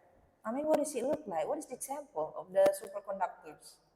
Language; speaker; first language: English; non-native, local second language; Indonesian